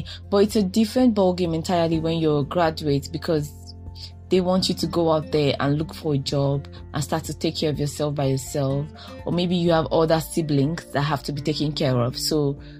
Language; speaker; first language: English; non-native, local second language; Igbo